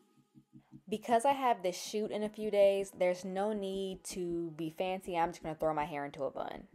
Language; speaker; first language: English; native; English